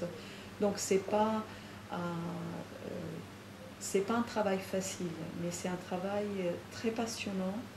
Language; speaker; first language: French; non-native, fluent; Italian